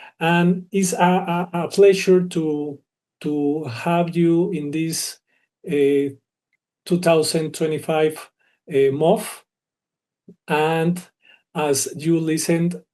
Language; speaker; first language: English; non-native, learner; Spanish